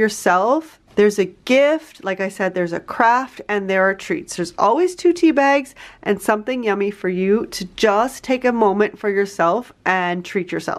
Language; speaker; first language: English; native; English